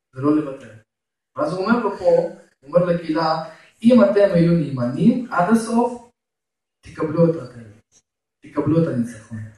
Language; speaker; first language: Hebrew; non-native, fluent; Russian